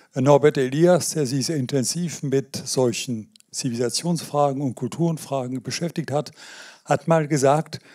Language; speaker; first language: German; non-native, fluent; French